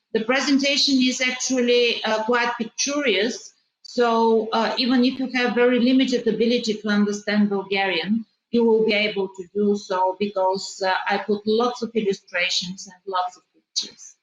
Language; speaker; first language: English; non-native, fluent; Bulgarian